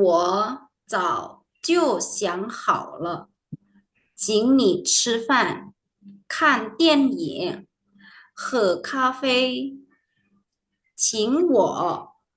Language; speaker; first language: Chinese; non-native, fluent; Indonesian